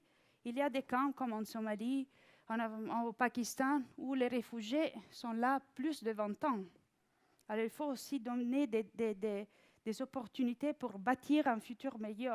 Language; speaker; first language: French; non-native, fluent; Italian